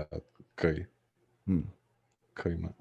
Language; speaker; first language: Chinese; non-native, learner; English